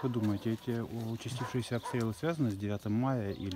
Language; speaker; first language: Russian; native; Russian